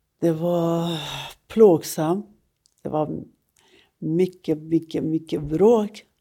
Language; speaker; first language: Swedish; non-native, fluent; Persian